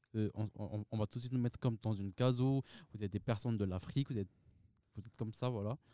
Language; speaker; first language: French; non-native, local second language; Malagasy